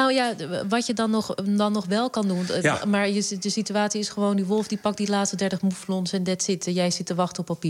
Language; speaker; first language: Dutch; native; Dutch